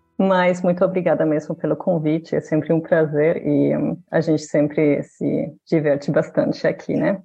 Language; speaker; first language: Portuguese; non-native, fluent; German